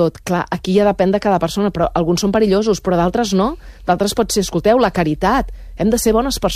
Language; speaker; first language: Catalan; native; Catalan